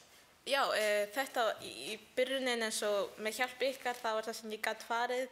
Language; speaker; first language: Icelandic; early bilingual, heritage; Icelandic